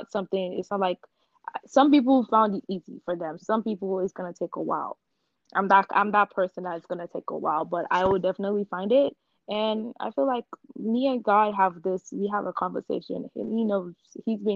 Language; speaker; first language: English; non-native, local second language; Yoruba